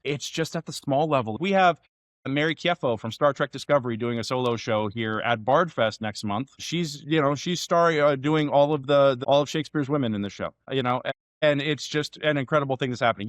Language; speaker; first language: English; native; English